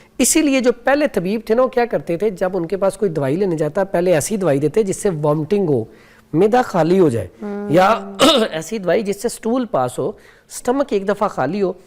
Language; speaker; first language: Urdu; non-native, local second language; Punjabi